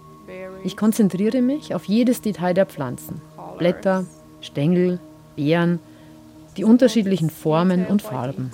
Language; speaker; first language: German; native; German